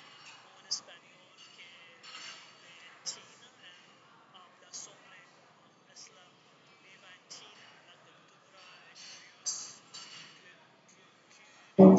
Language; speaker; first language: Spanish; non-native, learner; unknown